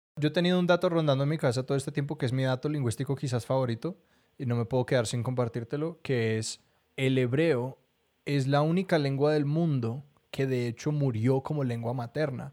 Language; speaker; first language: Spanish; native; Spanish